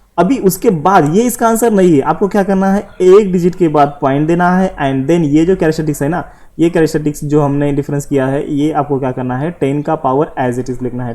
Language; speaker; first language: Hindi; non-native, local second language; Marathi